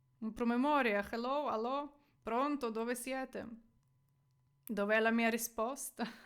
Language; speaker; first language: Italian; non-native, fluent; Ukrainian